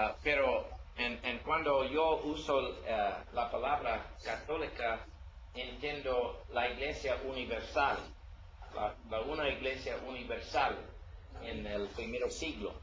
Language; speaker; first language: Spanish; non-native, learner; English